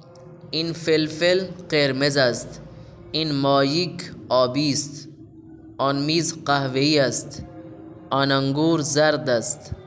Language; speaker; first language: Persian; non-native, fluent; Urdu